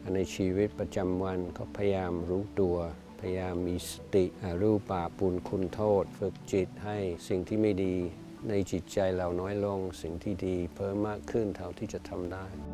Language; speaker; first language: Thai; non-native, fluent; English